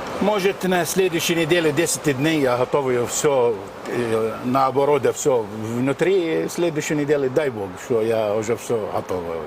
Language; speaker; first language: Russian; non-native, learner; Arabic